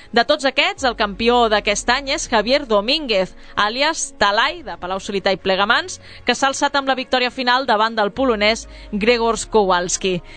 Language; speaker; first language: Catalan; native; Catalan